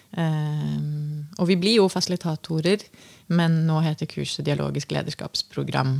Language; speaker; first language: Norwegian; native; Norwegian